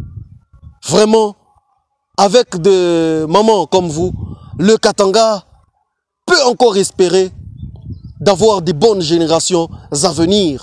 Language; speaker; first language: French; non-native, local second language; Swahili